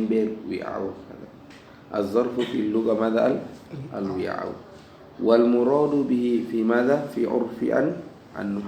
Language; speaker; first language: Arabic; non-native, fluent; Indonesian